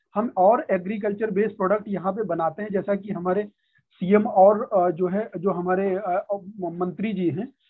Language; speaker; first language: Hindi; native; Hindi